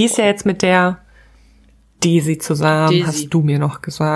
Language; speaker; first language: German; native; German